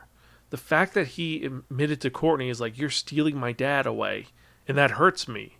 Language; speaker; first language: English; native; English